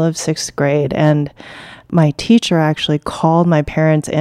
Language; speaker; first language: English; early bilingual, other home language; Chinese